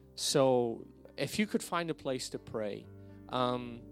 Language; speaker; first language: English; native; English